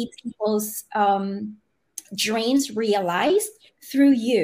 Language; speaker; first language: English; non-native, local second language; Filipino